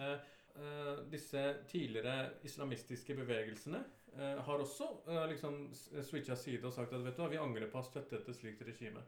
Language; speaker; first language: Norwegian; early bilingual, other home language; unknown